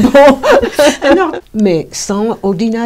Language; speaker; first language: French; non-native, fluent; English